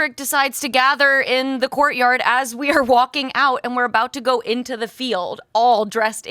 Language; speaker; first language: English; native; English